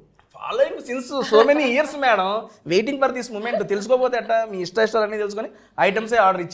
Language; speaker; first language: Telugu; native; Telugu